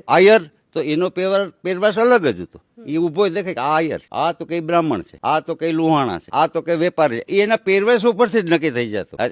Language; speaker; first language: Gujarati; native; Gujarati